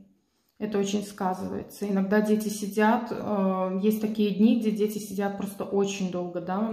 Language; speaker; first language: Russian; native; Russian